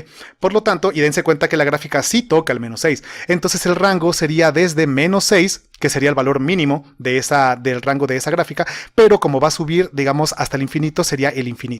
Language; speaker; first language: Spanish; native; Spanish